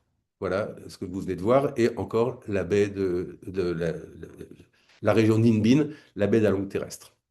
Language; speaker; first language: French; native; French